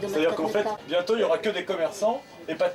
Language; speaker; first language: French; native; French